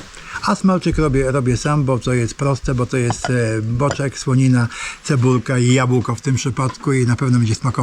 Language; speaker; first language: Polish; native; Polish